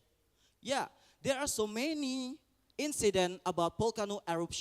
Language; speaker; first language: English; non-native, learner; Indonesian